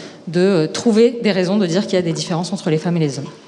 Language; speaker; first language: French; native; French